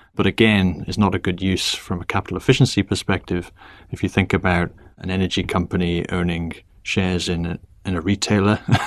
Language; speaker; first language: English; native; English